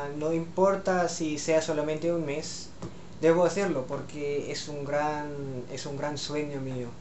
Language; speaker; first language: Spanish; non-native, fluent; Filipino